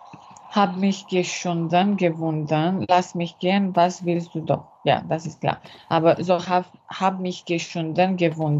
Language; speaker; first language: German; non-native, learner; French